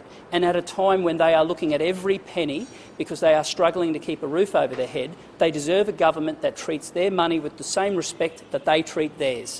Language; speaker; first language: English; native; English